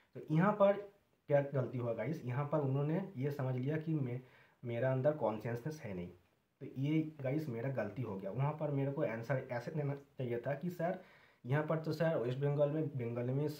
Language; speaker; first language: Hindi; non-native, local second language; Bangla